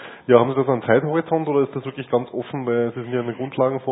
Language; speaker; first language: German; native; German